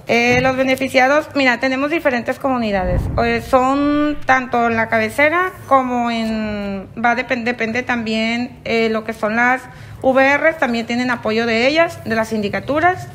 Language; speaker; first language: Spanish; native; Spanish